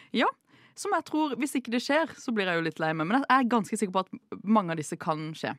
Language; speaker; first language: Norwegian; native; Norwegian